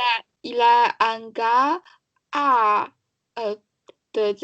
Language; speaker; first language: French; non-native, learner; Chinese